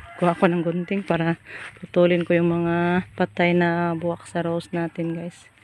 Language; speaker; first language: Filipino; non-native, local second language; Cebuano